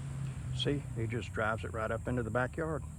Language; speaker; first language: English; native; English